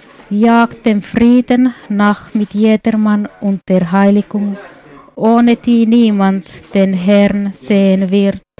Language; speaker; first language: German; non-native, fluent; Swedish